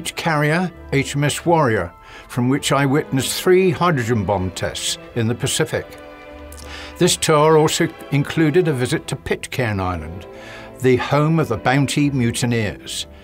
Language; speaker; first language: English; native; English